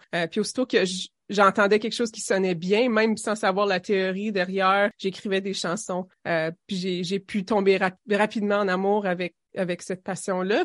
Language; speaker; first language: French; native; French